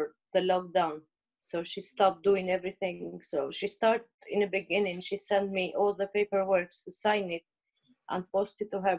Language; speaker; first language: English; non-native, learner; Albanian